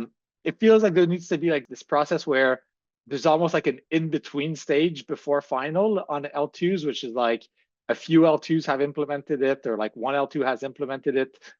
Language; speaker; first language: English; native; English